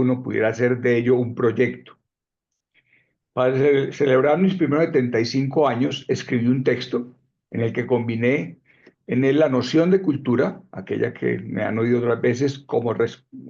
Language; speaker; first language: Spanish; native; Spanish